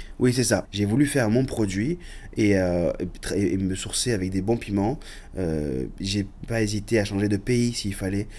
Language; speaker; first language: French; early bilingual, other home language; Arabic